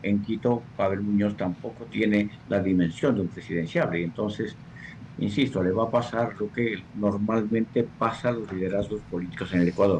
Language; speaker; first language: Spanish; native; Spanish